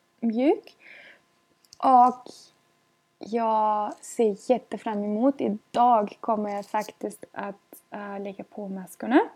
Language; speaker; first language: Swedish; non-native, fluent; German